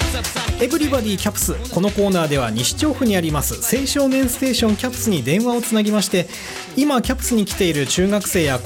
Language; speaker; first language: Japanese; native; Japanese